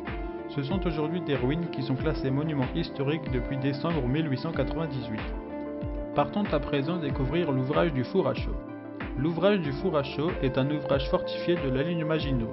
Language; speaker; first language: French; native; French